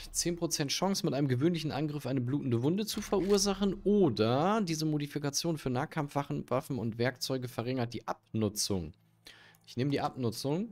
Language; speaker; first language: German; native; German